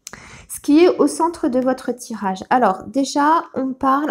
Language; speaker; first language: French; native; French